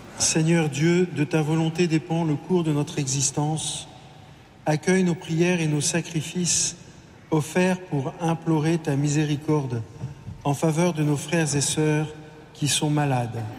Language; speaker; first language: French; native; French